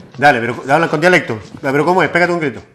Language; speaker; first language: Spanish; native; Spanish